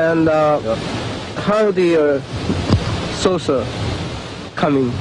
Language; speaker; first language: English; non-native, learner; Japanese